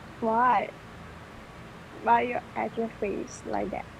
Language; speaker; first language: English; non-native, learner; Thai